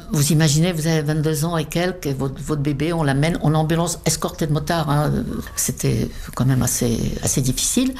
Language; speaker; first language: French; non-native, fluent; Czech